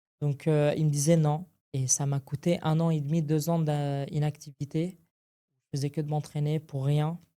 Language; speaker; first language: French; non-native, fluent; Arabic